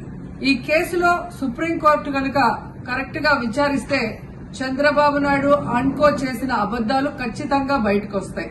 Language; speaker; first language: Telugu; native; Telugu